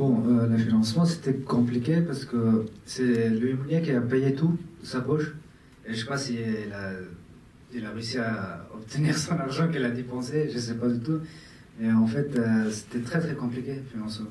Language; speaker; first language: French; non-native, fluent; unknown